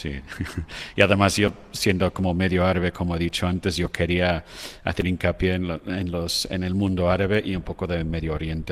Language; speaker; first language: Spanish; non-native, fluent; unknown